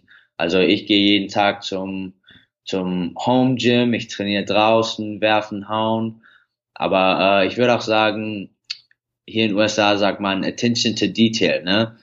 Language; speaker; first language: German; early bilingual, heritage; English